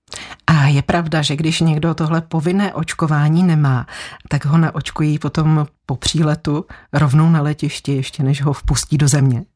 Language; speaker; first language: Czech; native; Czech